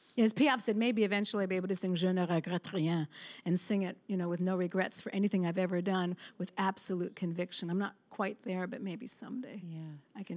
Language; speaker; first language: English; native; English